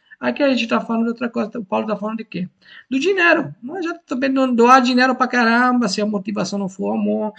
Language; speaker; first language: Portuguese; non-native, fluent; Italian